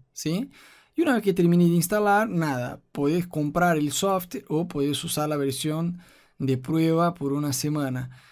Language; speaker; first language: Spanish; non-native, fluent; Portuguese